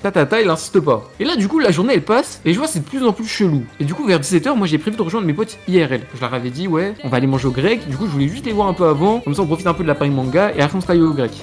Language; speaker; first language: French; native; French